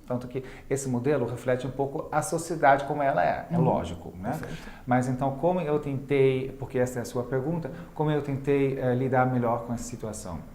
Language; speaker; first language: Portuguese; non-native, fluent; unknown